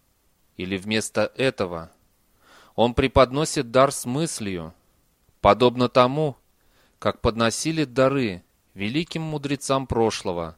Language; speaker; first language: Russian; native; Russian